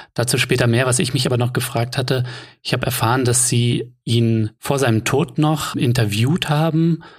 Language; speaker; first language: German; native; German